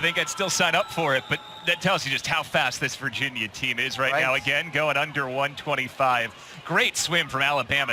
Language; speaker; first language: English; native; English